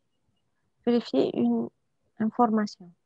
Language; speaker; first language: French; non-native, learner; Arabic